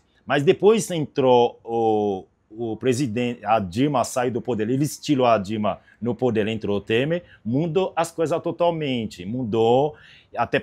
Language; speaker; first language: Portuguese; non-native, learner; Haitian Creole